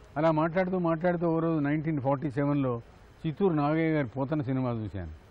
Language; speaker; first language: Telugu; native; Telugu